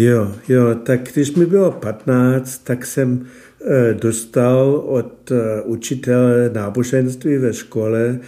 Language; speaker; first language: Czech; non-native, fluent; German